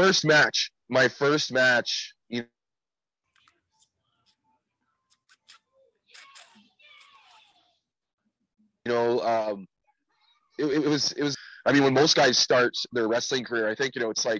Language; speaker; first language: English; native; English